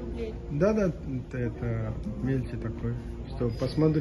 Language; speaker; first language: Russian; non-native, learner; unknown